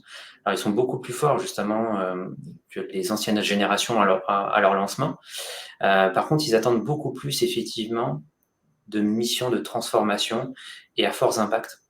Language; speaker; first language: French; native; French